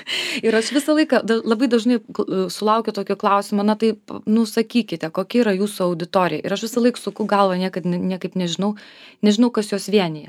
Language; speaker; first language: Lithuanian; native; Lithuanian